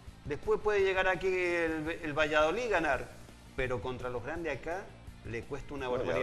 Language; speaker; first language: Spanish; native; Spanish